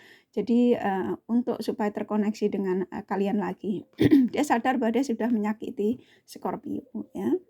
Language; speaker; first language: Indonesian; native; Indonesian